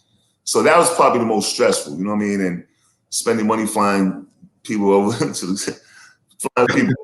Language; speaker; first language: English; native; English